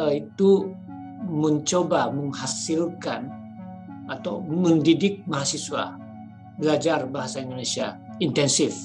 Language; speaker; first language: Indonesian; non-native, fluent; Japanese